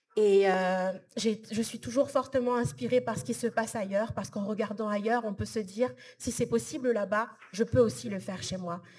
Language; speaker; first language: French; native; French